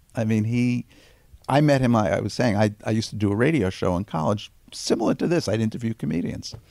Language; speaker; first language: English; native; English